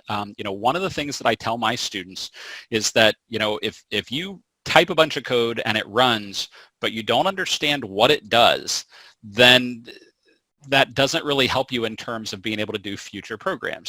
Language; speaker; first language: English; native; English